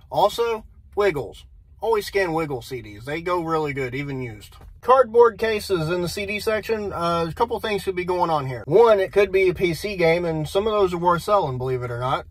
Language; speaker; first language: English; native; English